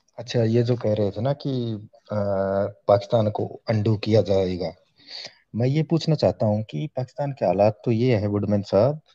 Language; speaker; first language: Hindi; native; Hindi